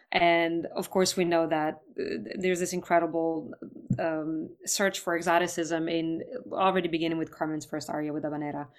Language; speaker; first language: English; non-native, fluent; Serbian